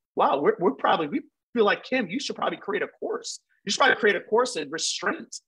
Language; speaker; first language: English; native; English